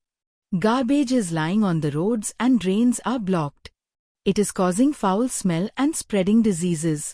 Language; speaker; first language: English; non-native, fluent; Hindi